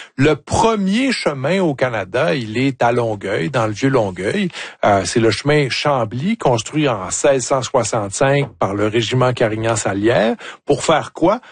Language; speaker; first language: French; native; French